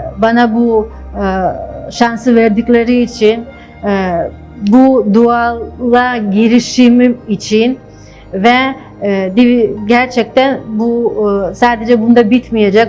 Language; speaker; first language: Turkish; non-native, fluent; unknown